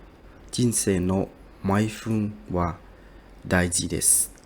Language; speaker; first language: Japanese; non-native, learner; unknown